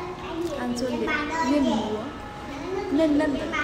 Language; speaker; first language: Chinese; non-native, fluent; Vietnamese